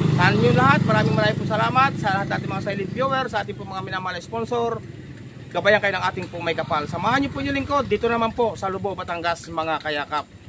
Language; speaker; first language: Filipino; native; Filipino